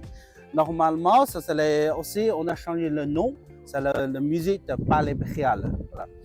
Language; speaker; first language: French; non-native, learner; Chinese